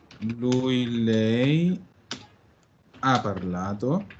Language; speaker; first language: Italian; non-native, fluent; Spanish